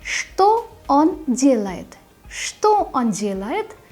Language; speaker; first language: Russian; non-native, fluent; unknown